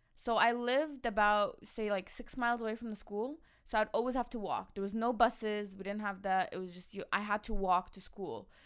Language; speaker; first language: English; early bilingual, other home language; Arabic